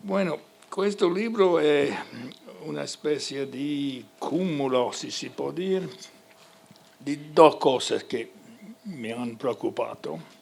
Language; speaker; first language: Italian; non-native, fluent; English